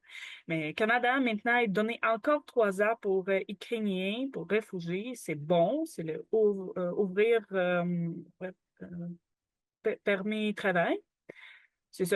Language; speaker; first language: French; non-native, learner; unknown